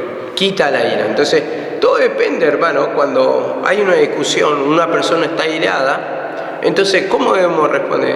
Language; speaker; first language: Spanish; native; Spanish